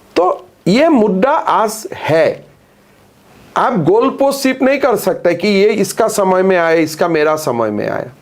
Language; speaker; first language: Hindi; non-native, local second language; Assamese